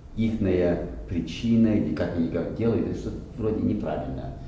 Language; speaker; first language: Russian; early bilingual, other home language; English